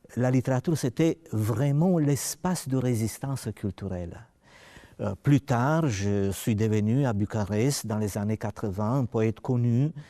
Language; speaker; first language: French; non-native, fluent; Romanian